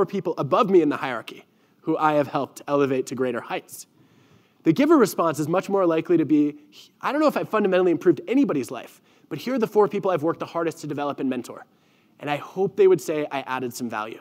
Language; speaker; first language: English; native; English